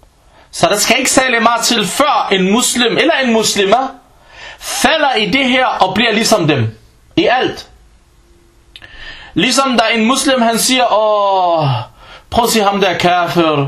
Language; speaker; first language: Danish; early bilingual, other home language; Arabic